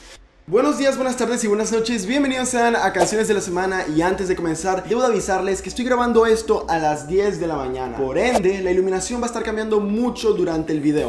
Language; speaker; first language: Spanish; native; Spanish